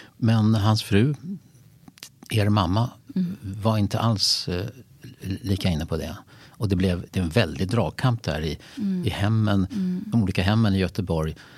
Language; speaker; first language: Swedish; native; Swedish